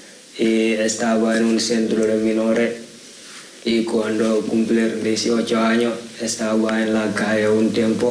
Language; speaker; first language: Spanish; non-native, learner; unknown